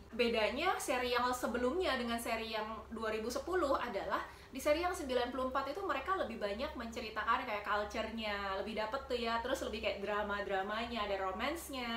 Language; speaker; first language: Indonesian; native; Indonesian